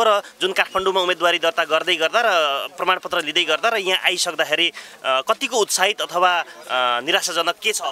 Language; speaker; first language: Nepali; native; Nepali